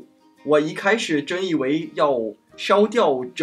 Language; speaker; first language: Chinese; non-native, fluent; Danish